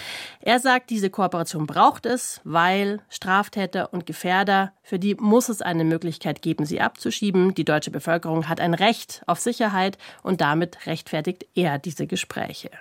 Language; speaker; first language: German; native; German